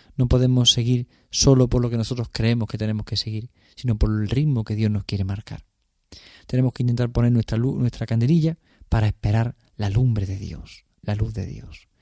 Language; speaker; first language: Spanish; native; Spanish